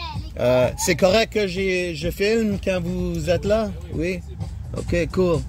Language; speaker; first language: French; non-native, local second language; English